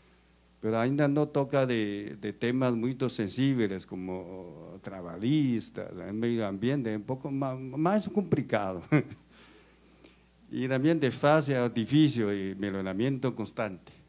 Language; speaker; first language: Portuguese; non-native, learner; Chinese